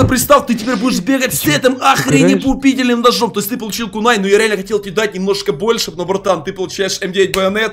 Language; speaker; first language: Russian; native; Russian